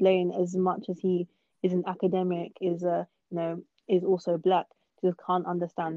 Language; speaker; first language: English; native; English